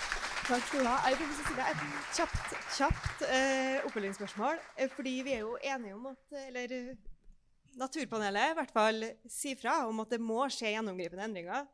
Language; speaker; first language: Norwegian; native; Norwegian